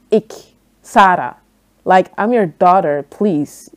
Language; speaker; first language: English; early bilingual, other home language; Dutch